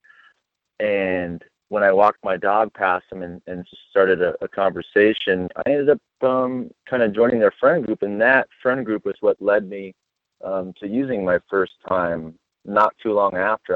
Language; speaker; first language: English; native; English